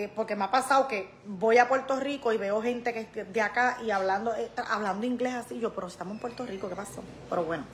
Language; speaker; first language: Spanish; native; Spanish